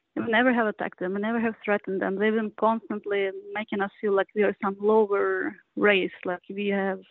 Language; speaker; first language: English; non-native, learner; Ukrainian